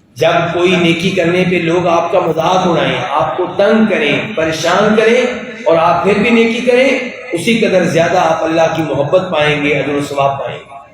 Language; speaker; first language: Urdu; non-native, local second language; Punjabi